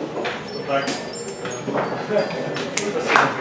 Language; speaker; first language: Russian; non-native, learner; Swedish